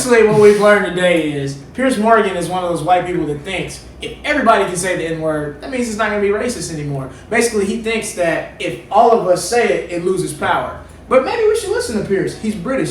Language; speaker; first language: English; native; English